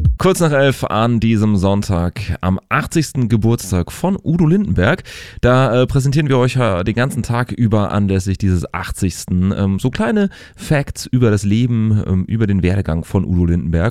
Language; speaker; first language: German; native; German